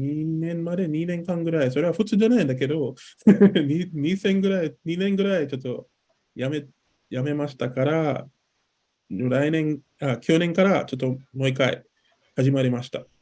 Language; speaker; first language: Japanese; non-native, learner; English